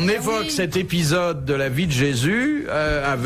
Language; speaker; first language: French; native; French